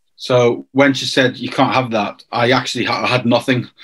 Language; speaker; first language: English; native; English